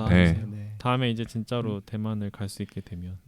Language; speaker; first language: Korean; native; Korean